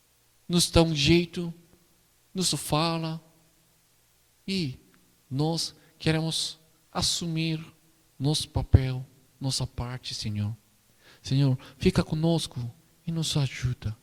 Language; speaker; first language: Portuguese; non-native, learner; Korean